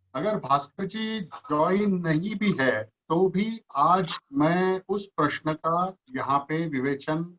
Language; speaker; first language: Hindi; non-native, local second language; Marathi